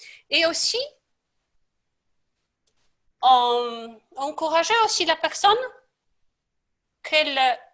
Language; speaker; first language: French; non-native, fluent; Polish